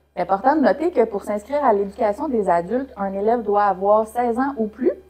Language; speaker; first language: French; native; French